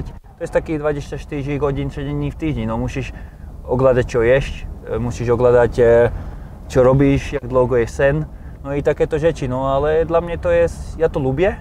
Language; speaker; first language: Polish; non-native, learner; Slovak